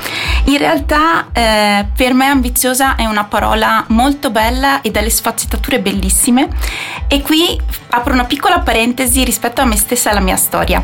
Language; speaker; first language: Italian; native; Italian